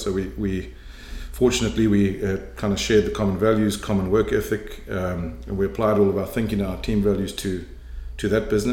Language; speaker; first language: English; native; English